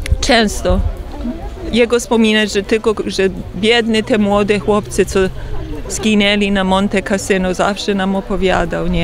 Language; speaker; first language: Polish; early bilingual, heritage; Polish